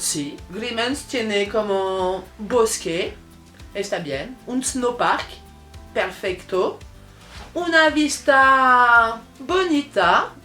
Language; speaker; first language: Spanish; non-native, fluent; French